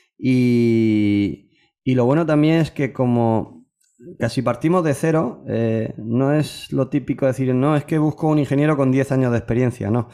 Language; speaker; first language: Spanish; native; Spanish